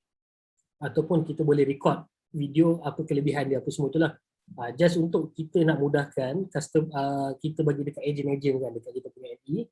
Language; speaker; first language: Malay; native; Malay